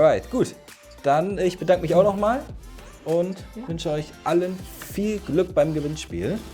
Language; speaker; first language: German; native; German